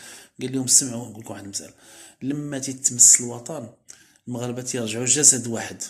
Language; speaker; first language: Arabic; native; Arabic